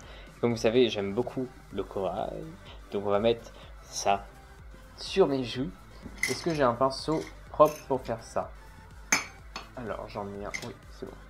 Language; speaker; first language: French; native; French